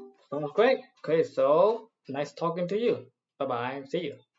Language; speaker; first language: English; non-native, fluent; Burmese